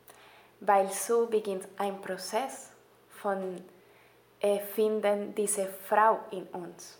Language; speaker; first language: German; non-native, learner; Spanish